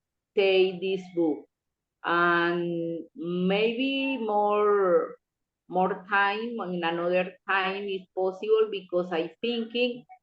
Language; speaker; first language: English; non-native, local second language; Spanish